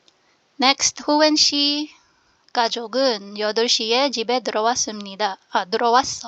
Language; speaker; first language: Korean; non-native, learner; Filipino